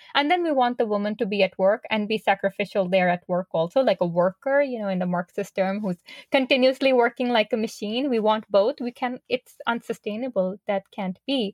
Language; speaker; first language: English; non-native, local second language; Urdu